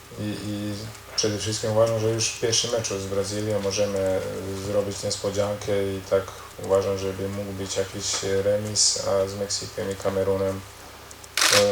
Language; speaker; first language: Polish; non-native, learner; Croatian